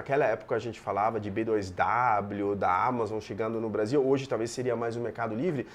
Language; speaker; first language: Portuguese; non-native, fluent; German